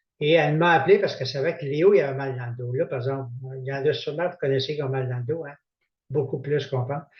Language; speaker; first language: French; native; French